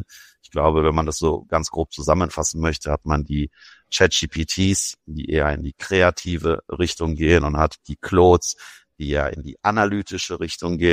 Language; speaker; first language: German; native; German